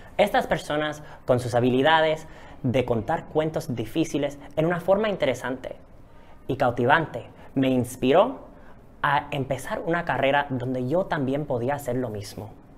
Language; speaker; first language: Spanish; early bilingual, heritage; Spanish